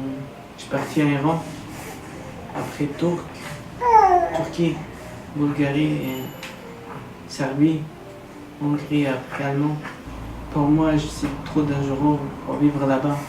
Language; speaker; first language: French; non-native, learner; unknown